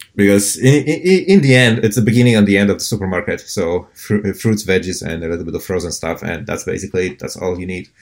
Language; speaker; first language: English; non-native, fluent; Polish